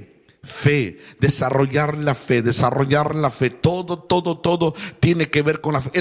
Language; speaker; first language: Spanish; native; Spanish